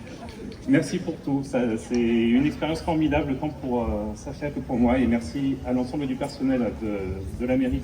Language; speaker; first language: French; native; French